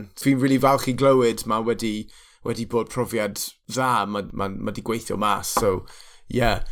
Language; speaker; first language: Welsh; non-native, local second language; English